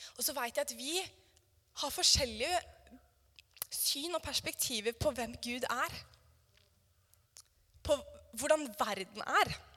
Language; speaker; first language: Norwegian; native; Norwegian